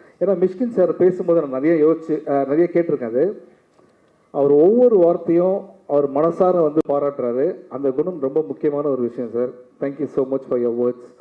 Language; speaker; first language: Tamil; native; Tamil